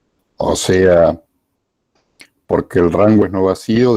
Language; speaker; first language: Spanish; native; Spanish